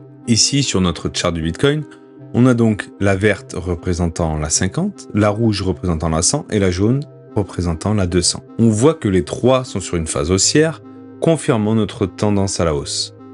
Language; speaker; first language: French; native; French